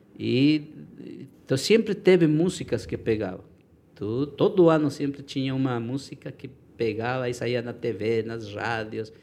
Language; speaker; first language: Portuguese; non-native, fluent; Spanish